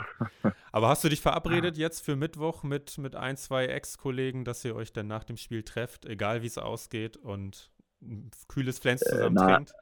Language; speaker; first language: German; native; German